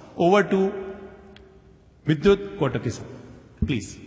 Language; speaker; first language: Hindi; native; Hindi